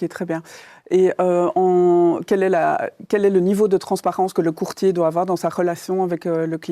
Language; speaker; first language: French; native; French